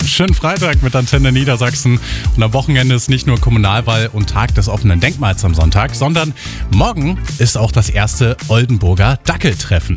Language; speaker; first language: German; native; German